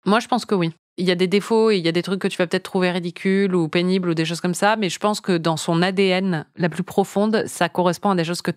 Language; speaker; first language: French; native; French